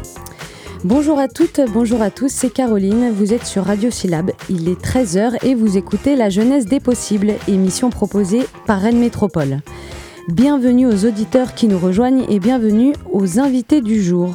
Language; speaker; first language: French; native; French